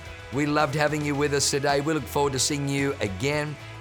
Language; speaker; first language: English; native; English